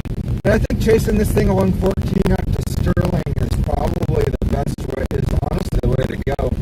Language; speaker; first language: English; native; English